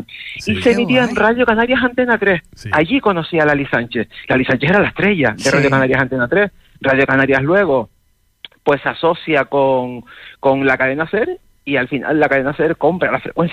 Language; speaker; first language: Spanish; native; Spanish